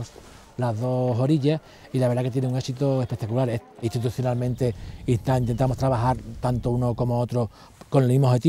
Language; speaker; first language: Spanish; native; Spanish